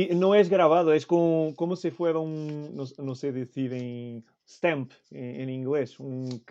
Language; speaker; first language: Spanish; non-native, fluent; Portuguese